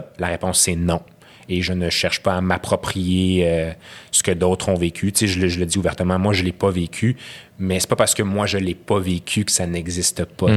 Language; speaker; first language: French; native; French